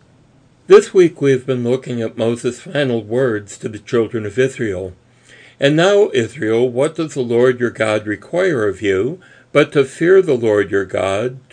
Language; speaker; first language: English; native; English